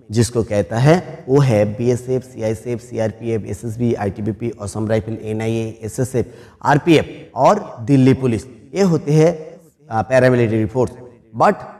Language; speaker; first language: Hindi; non-native, local second language; Bangla